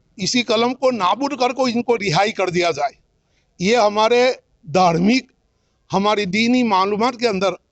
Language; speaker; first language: Hindi; non-native, local second language; Gujarati